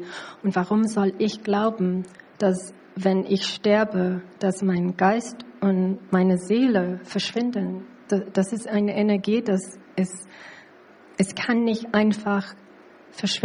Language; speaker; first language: German; non-native, learner; English